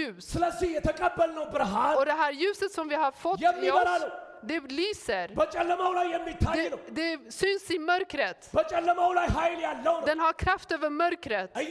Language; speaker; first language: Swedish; non-native, fluent; Amharic